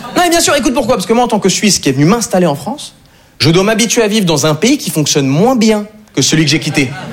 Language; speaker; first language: French; native; French